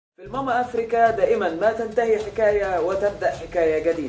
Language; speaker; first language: Arabic; native; Arabic